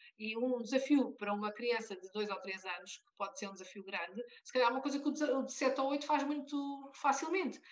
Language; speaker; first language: Portuguese; native; Portuguese